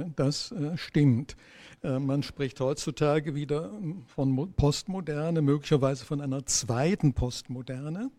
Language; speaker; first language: German; native; German